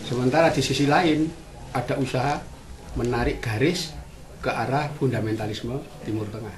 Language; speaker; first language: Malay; non-native, local second language; Javanese